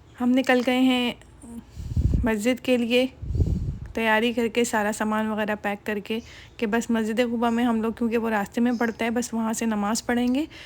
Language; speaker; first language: Urdu; native; Urdu